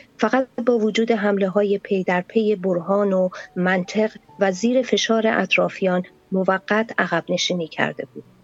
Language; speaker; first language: Persian; native; Persian